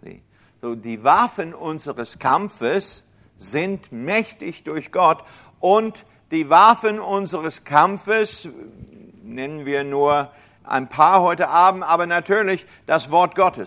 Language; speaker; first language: German; non-native, fluent; English